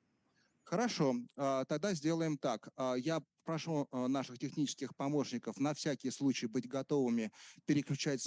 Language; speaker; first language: Russian; native; Russian